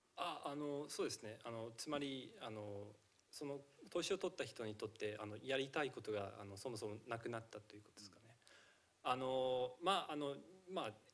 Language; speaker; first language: Japanese; non-native, fluent; English